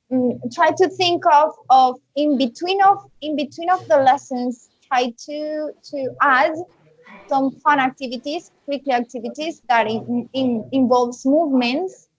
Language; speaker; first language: English; non-native, fluent; Spanish